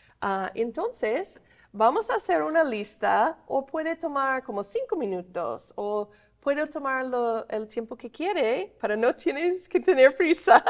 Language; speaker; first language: Spanish; non-native, fluent; English